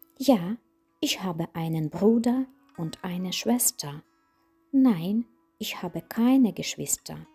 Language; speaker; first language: German; non-native, fluent; Ukrainian